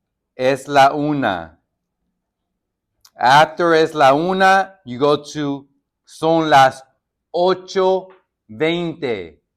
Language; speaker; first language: Spanish; non-native, fluent; English